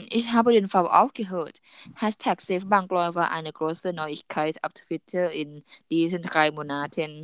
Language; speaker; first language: German; non-native, learner; Thai